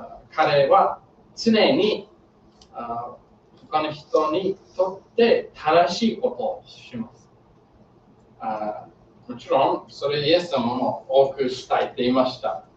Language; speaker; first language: Japanese; non-native, learner; English